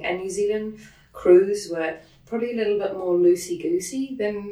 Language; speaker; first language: English; native; English